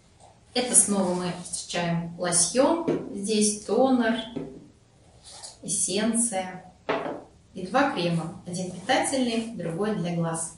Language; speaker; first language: Russian; native; Russian